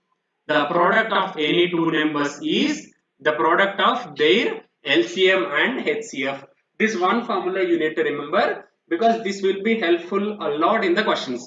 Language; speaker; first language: English; non-native, local second language; Telugu